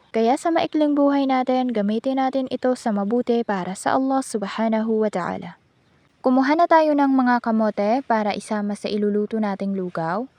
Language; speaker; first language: Filipino; non-native, local second language; Maranao